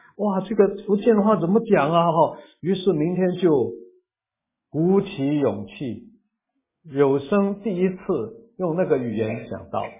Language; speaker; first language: Chinese; non-native, local second language; Cantonese